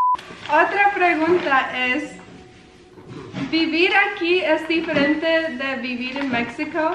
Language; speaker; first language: Spanish; early bilingual, heritage; Spanish